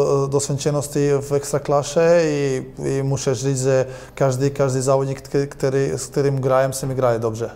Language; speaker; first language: Polish; non-native, learner; Croatian